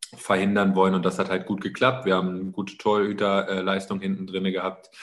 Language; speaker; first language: German; native; German